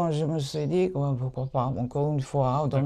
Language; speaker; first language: French; non-native, fluent; Japanese